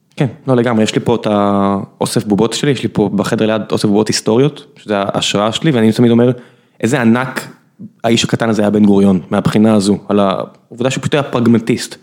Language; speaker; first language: Hebrew; native; Hebrew